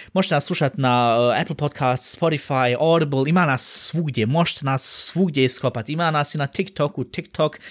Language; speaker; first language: Bosnian; early bilingual, heritage; Bosnian